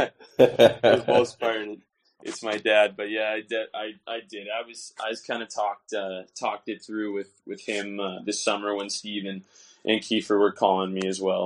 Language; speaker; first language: English; native; English